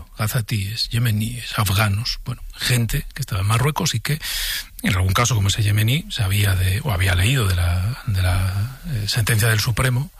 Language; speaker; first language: Spanish; native; Spanish